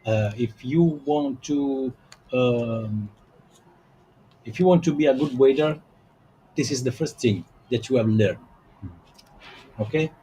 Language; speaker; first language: English; non-native, learner; Italian